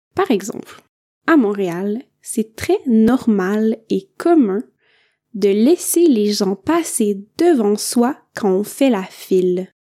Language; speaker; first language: French; native; French